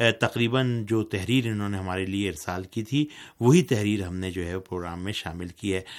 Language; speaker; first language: Urdu; native; Urdu